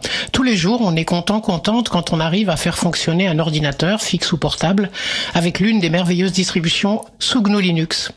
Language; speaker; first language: French; native; French